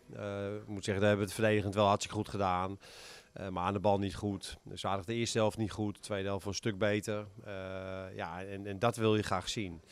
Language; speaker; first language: Dutch; native; Dutch